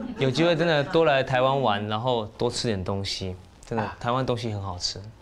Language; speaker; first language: Chinese; native; Chinese